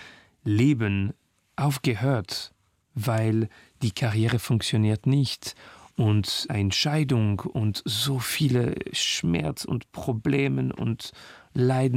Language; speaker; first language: German; non-native, learner; French